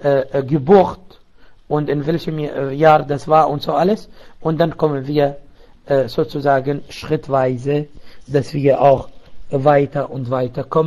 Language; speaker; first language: German; non-native, local second language; Arabic